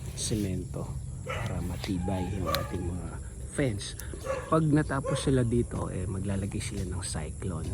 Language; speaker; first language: Filipino; non-native, local second language; Pampanga